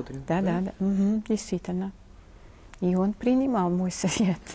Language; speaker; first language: Russian; non-native, fluent; Dutch